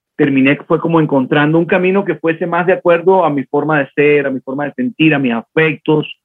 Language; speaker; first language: Spanish; native; Spanish